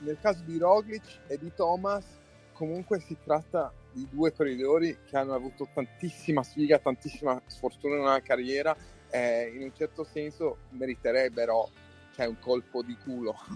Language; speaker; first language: Italian; non-native, fluent; English